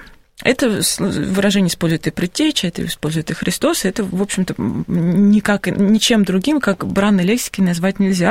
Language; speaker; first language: Russian; native; Russian